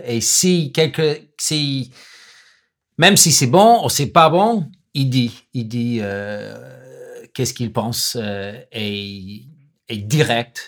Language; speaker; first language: French; non-native, learner; English